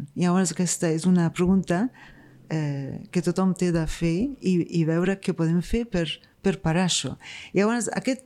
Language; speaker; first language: Catalan; non-native, fluent; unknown